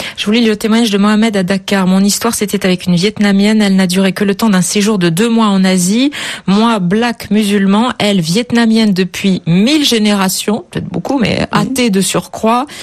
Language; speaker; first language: French; native; French